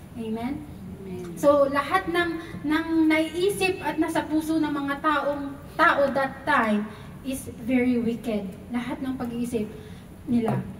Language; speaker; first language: Filipino; non-native, local second language; Cebuano